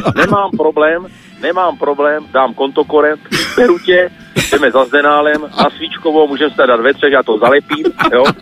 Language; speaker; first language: Czech; native; Czech